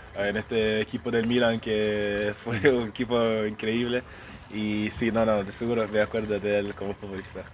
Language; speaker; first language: Spanish; non-native, fluent; English